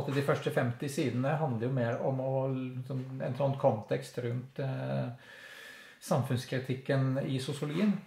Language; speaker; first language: Norwegian; native; Norwegian